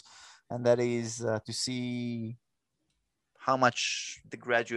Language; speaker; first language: English; non-native, fluent; Hebrew